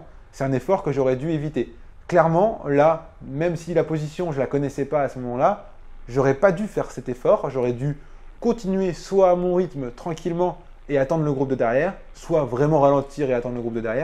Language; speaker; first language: French; native; French